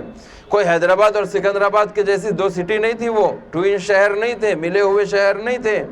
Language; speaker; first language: Urdu; native; Urdu